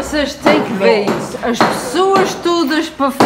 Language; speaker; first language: Portuguese; early bilingual, heritage; Portuguese